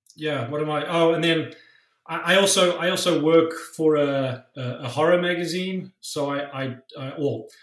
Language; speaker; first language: English; native; English